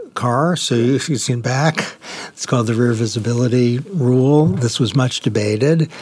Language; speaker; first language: English; native; English